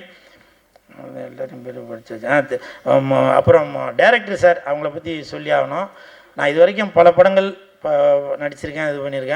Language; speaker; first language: Tamil; native; Tamil